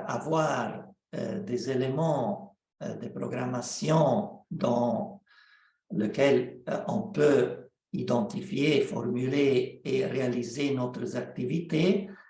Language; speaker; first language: French; non-native, fluent; Italian